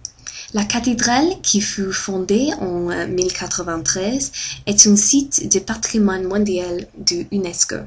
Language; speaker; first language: French; non-native, fluent; English